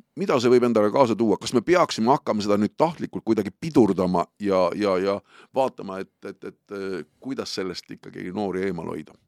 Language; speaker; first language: Estonian; native; Estonian